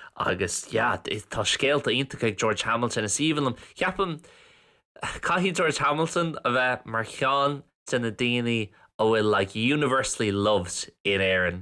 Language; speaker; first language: Irish; non-native, local second language; English